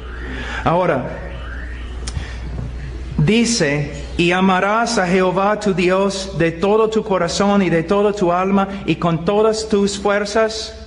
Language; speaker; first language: Spanish; non-native, fluent; English